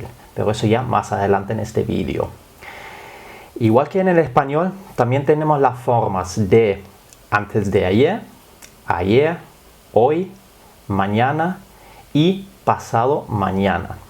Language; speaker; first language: Spanish; non-native, fluent; German